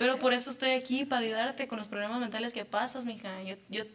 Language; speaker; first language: Spanish; early bilingual, other home language; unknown